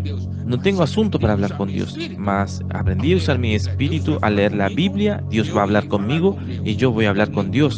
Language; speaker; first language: Spanish; non-native, fluent; Portuguese